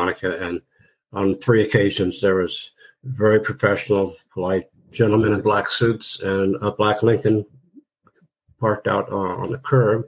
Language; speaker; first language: English; native; English